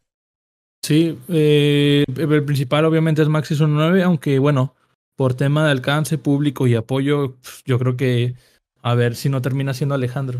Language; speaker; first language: Spanish; native; Spanish